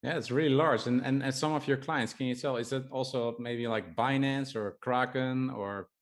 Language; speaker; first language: English; non-native, fluent; Dutch